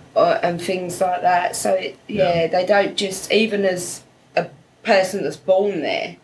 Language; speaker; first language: English; native; English